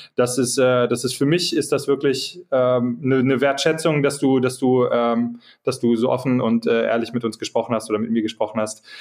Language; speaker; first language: German; native; German